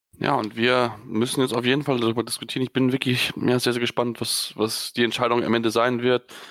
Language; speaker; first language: German; native; German